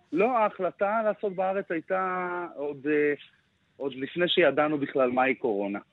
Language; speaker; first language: Hebrew; native; Hebrew